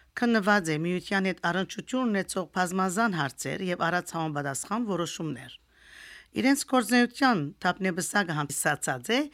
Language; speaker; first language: Armenian; early bilingual, heritage; Armenian